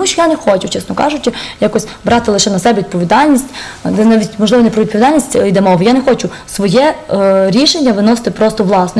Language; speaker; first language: Ukrainian; native; Ukrainian